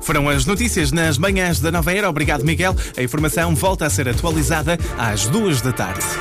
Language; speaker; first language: Portuguese; native; Portuguese